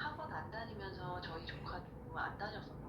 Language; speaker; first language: Korean; native; Korean